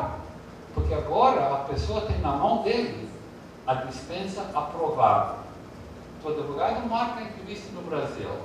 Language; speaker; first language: Portuguese; early bilingual, heritage; Portuguese